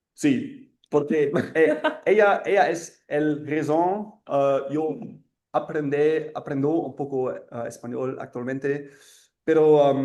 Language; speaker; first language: Spanish; non-native, learner; German